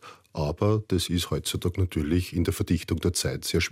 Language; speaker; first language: German; native; German